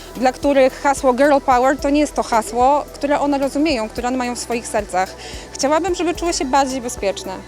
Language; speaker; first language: Polish; native; Polish